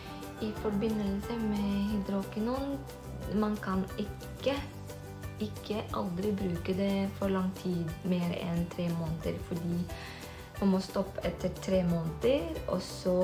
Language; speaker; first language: Norwegian; non-native, fluent; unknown